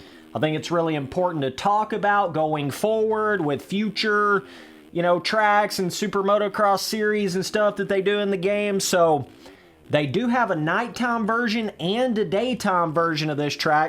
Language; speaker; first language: English; native; English